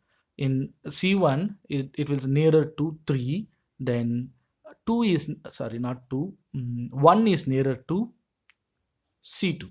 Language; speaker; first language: English; non-native, local second language; Tamil